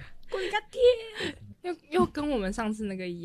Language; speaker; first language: Chinese; native; Chinese